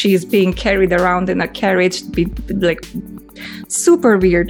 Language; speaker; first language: English; non-native, fluent; Hungarian